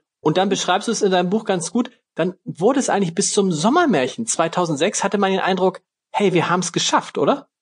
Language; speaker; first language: German; native; German